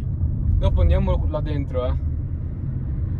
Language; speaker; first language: Italian; early bilingual, other home language; Filipino